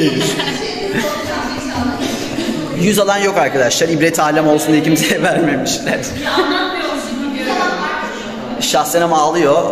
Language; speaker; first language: Turkish; native; Turkish